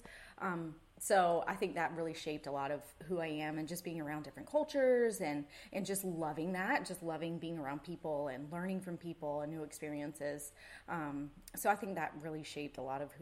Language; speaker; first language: English; native; English